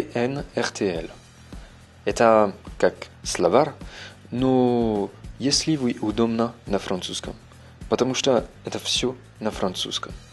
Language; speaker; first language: Russian; non-native, learner; French